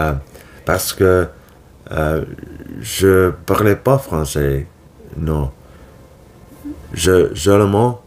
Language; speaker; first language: French; non-native, learner; Finnish